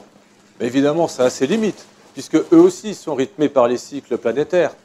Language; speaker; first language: French; native; French